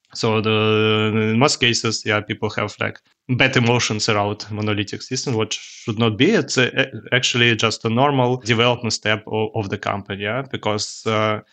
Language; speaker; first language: English; non-native, learner; Russian